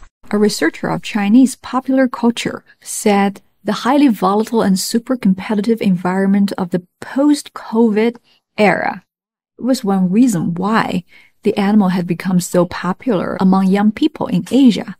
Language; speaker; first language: English; non-native, fluent; Chinese